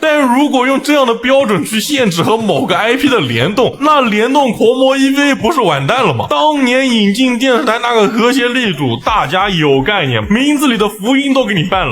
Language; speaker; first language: Chinese; native; Chinese